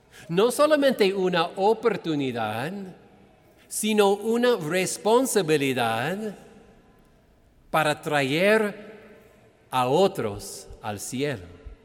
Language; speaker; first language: Spanish; non-native, fluent; English